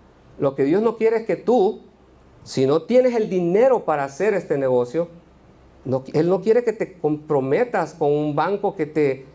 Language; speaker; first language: Spanish; native; Spanish